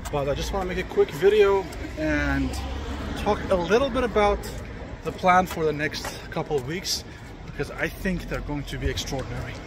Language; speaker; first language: English; non-native, fluent; Persian